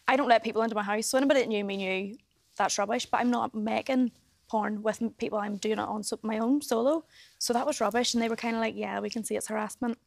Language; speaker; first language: English; native; English